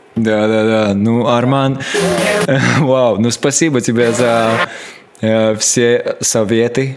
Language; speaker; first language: Russian; non-native, local second language; Latvian